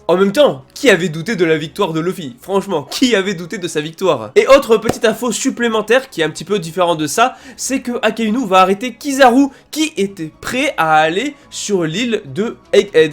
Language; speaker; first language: French; native; French